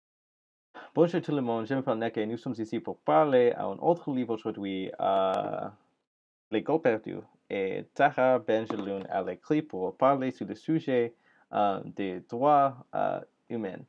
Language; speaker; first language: French; non-native, learner; English